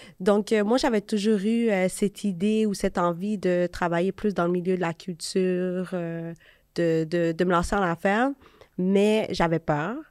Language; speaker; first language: French; native; French